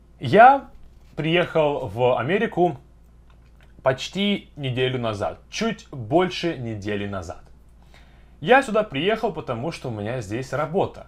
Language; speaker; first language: Russian; native; Russian